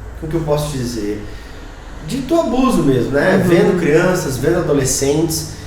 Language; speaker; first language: Portuguese; native; Portuguese